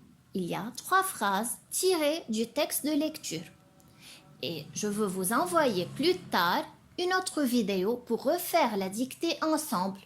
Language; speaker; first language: French; non-native, local second language; Arabic